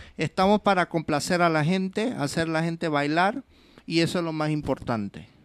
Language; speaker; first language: Spanish; early bilingual, heritage; Spanish